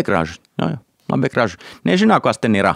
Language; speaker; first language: Lithuanian; non-native, fluent; Finnish